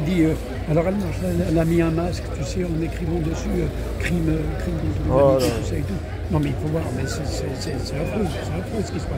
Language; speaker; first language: French; native; French